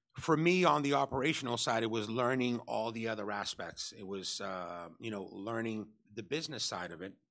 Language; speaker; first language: English; early bilingual, other home language; Spanish